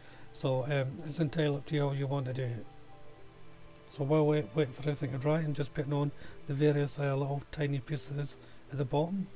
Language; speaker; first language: English; native; English